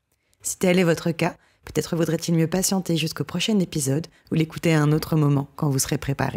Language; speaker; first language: French; native; French